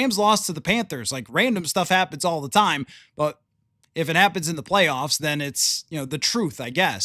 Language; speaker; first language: English; native; English